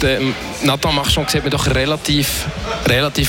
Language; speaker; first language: German; native; German